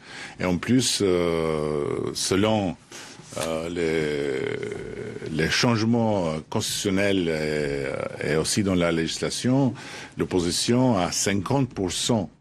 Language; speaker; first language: French; non-native, fluent; Albanian